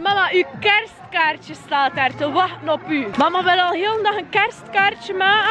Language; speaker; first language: Dutch; native; Dutch